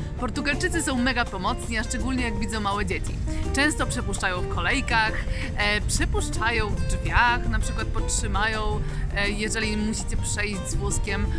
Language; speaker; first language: Polish; native; Polish